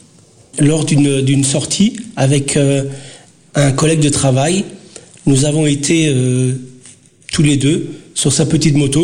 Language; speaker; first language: French; early bilingual, other home language; Portuguese